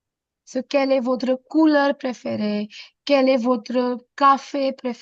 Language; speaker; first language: French; non-native, fluent; Hindi